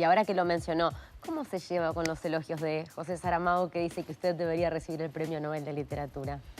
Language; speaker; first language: Spanish; native; Spanish